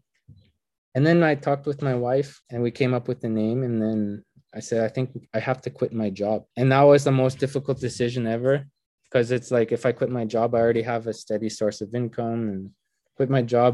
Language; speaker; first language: English; native; English